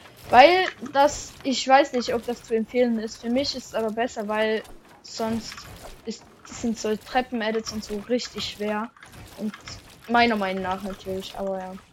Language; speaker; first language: German; non-native, local second language; Swiss German